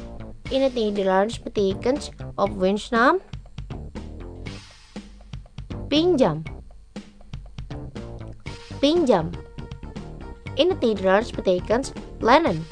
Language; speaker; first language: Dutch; non-native, learner; Indonesian